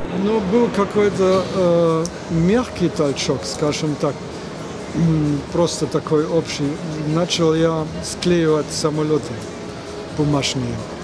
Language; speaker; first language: Russian; non-native, fluent; German